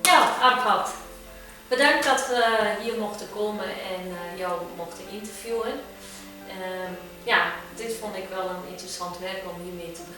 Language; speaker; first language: Dutch; non-native, fluent; Turkish